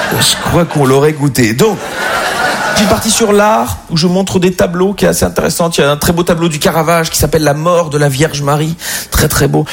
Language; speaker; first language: French; native; French